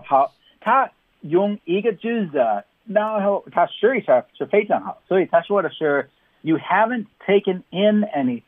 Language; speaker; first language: Chinese; non-native, fluent; English